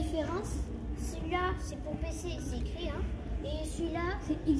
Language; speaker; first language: French; native; French